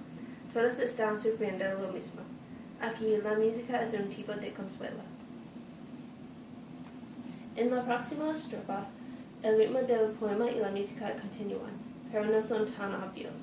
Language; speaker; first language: Spanish; non-native, learner; English